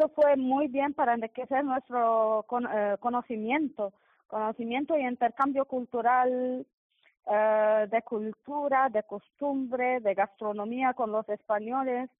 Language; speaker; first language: Spanish; non-native, fluent; Arabic